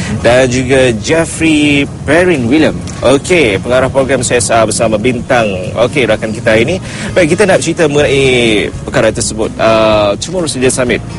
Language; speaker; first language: Malay; native; Malay